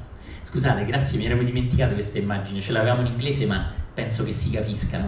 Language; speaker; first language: Italian; native; Italian